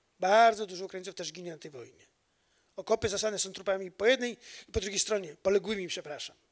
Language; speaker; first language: Polish; native; Polish